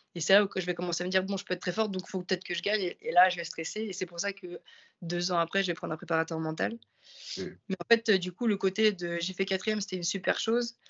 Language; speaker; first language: French; native; French